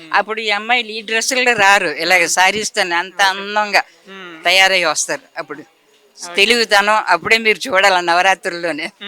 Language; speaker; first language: Telugu; early bilingual, heritage; Telugu